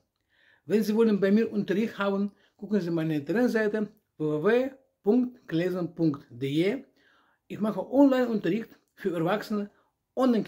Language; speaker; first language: German; non-native, learner; Russian